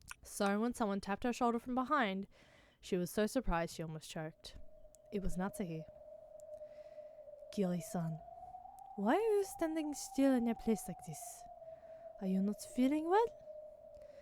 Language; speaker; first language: English; native; English